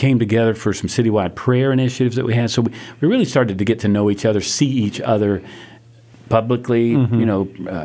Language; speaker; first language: English; native; English